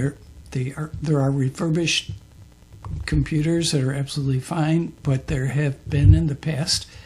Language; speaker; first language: English; native; English